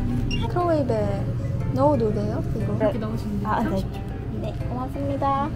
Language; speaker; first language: Korean; non-native, learner; Filipino